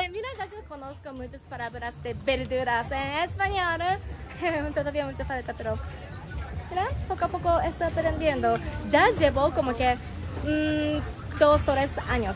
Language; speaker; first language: Spanish; non-native, learner; Japanese